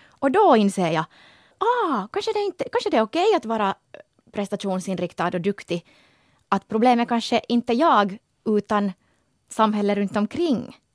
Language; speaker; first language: Swedish; native; Swedish